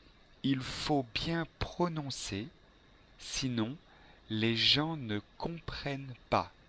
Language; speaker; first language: French; non-native, learner; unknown